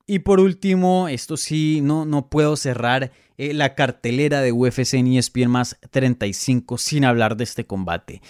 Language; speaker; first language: Spanish; native; Spanish